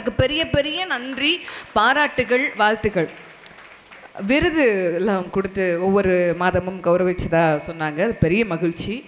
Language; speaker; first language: Tamil; non-native, local second language; Telugu